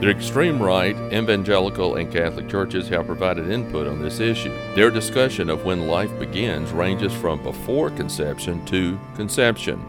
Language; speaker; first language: English; native; English